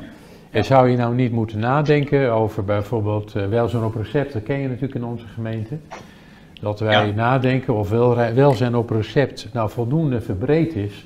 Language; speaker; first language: Dutch; native; Dutch